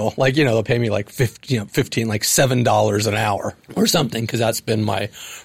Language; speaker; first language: English; native; English